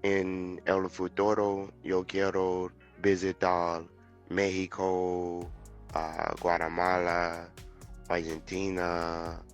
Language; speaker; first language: Spanish; non-native, learner; English